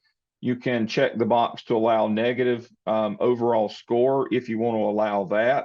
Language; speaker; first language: English; native; English